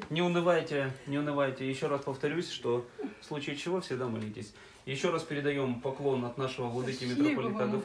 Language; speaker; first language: Russian; native; Russian